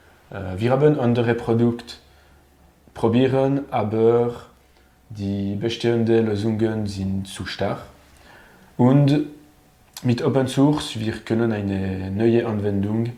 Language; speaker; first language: German; non-native, learner; French